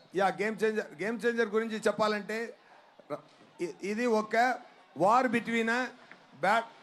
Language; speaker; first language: Telugu; non-native, local second language; Tamil